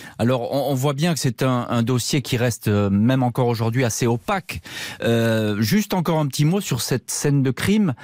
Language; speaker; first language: French; native; French